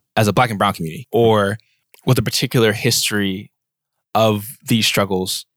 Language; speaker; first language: English; native; English